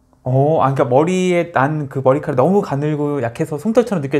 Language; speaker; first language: Korean; native; Korean